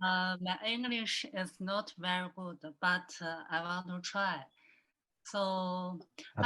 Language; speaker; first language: English; non-native, learner; Chinese